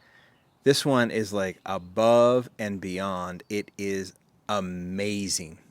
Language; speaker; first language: English; native; English